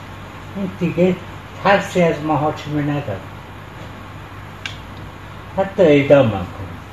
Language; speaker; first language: Persian; non-native, local second language; Central Kurdish